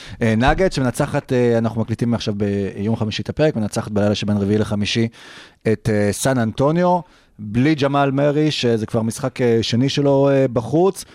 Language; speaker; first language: Hebrew; native; Hebrew